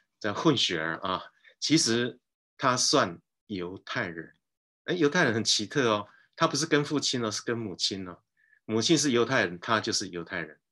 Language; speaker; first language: Chinese; native; Chinese